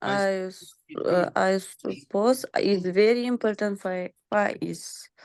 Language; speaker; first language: English; non-native, learner; Kazakh